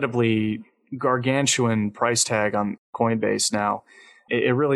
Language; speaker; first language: English; native; English